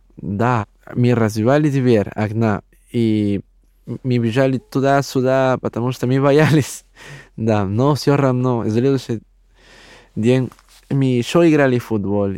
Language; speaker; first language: Russian; non-native, learner; Spanish